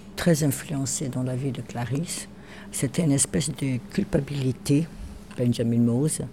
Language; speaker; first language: French; non-native, fluent; Portuguese